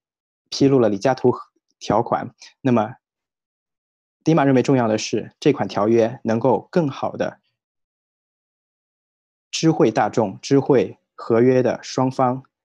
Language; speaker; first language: Chinese; native; Chinese